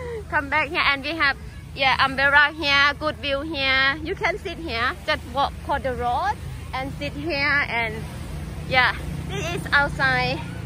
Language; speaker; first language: English; non-native, learner; Thai